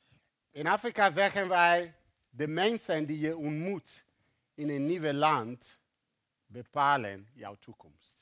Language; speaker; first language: Dutch; non-native, fluent; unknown